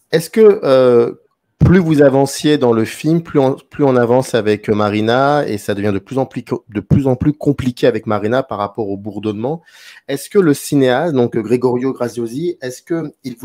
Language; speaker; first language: French; native; French